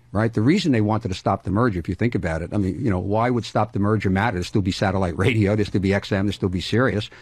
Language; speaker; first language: English; native; English